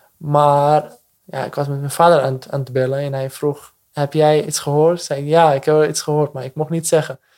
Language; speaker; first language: Dutch; non-native, fluent; Arabic